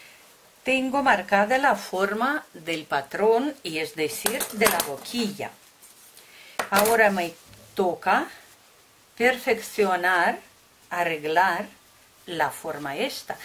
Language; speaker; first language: Spanish; non-native, fluent; Russian